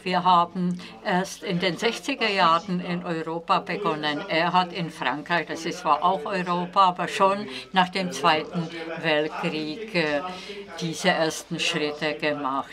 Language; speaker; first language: German; non-native, fluent; Czech